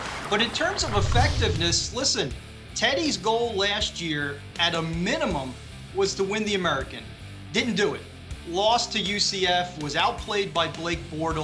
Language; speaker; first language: English; native; English